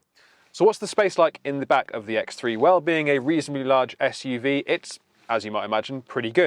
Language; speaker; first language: English; native; English